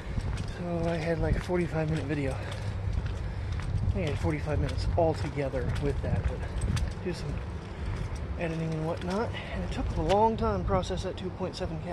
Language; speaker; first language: English; native; English